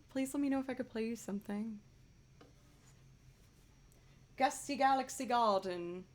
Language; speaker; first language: English; native; English